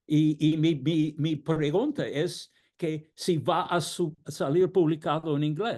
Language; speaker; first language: Spanish; non-native, fluent; English